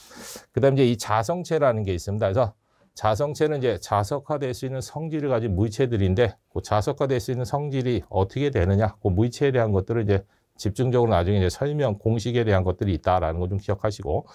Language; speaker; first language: Korean; native; Korean